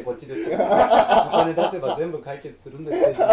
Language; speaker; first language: Japanese; native; Japanese